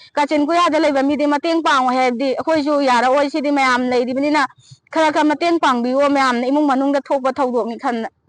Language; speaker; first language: Manipuri; native; Manipuri